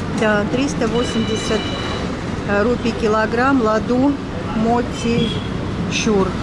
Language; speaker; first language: Russian; native; Russian